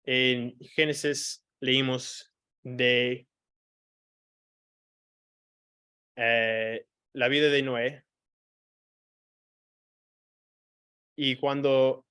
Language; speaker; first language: Spanish; non-native, fluent; English